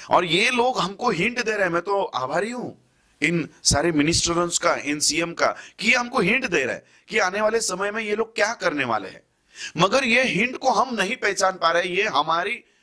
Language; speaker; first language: Hindi; non-native, local second language; Marathi